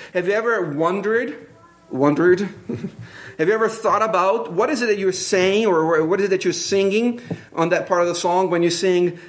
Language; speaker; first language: English; non-native, fluent; Portuguese